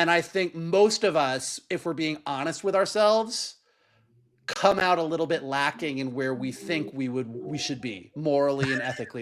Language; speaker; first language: English; native; English